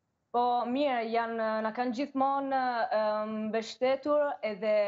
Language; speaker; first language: Albanian; early bilingual, heritage; Albanian